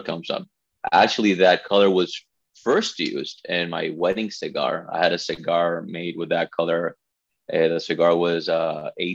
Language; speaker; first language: English; non-native, fluent; Spanish